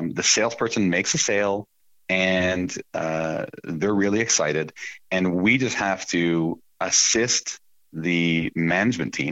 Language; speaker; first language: English; native; English